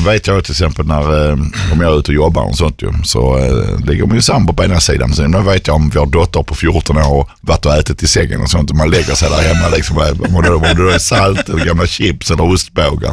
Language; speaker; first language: Swedish; native; Swedish